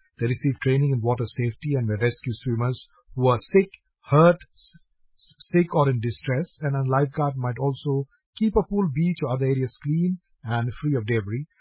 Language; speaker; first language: English; non-native, local second language; Bangla